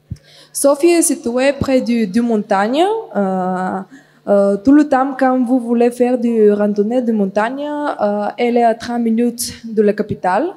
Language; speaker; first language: French; non-native, fluent; Bulgarian